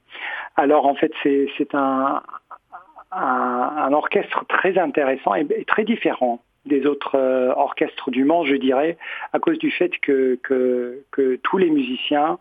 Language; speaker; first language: French; non-native, fluent; English